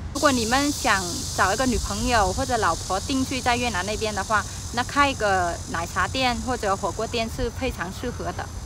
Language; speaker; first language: Chinese; non-native, fluent; Vietnamese